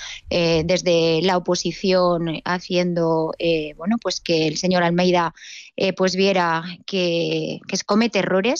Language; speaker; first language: Spanish; native; Spanish